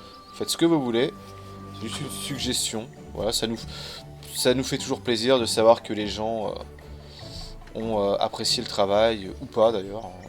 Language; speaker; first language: French; native; French